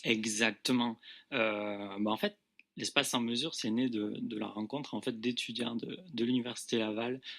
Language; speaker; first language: French; native; French